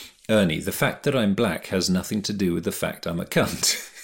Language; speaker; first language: English; native; English